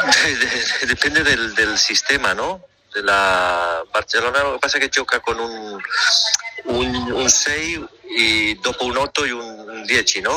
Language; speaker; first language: Italian; non-native, learner; Spanish